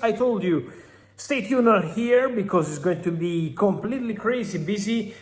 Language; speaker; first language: English; non-native, fluent; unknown